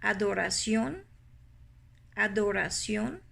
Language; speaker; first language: Spanish; non-native, fluent; English